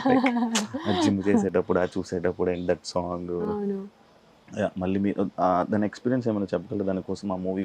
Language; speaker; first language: Telugu; native; Telugu